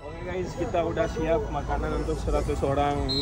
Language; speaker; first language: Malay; non-native, learner; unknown